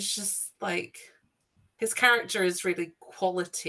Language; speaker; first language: English; native; English